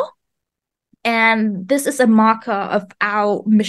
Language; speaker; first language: English; non-native, fluent; Vietnamese